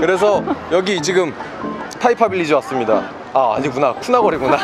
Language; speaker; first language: Korean; native; Korean